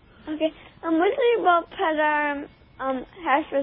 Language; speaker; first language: Persian; early bilingual, heritage; Persian